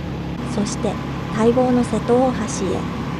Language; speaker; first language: Japanese; native; Japanese